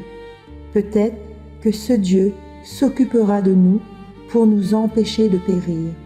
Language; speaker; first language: French; native; French